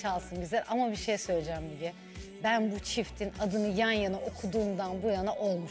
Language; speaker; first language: Turkish; native; Turkish